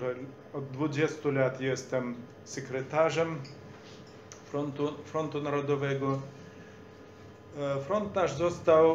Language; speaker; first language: Polish; non-native, fluent; Belarusian